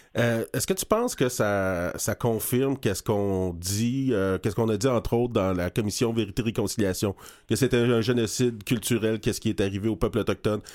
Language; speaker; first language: French; native; French